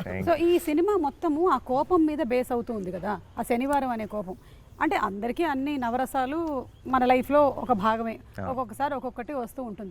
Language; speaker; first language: Telugu; native; Telugu